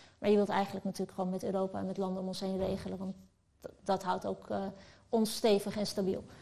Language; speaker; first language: Dutch; early bilingual, other home language; Turkish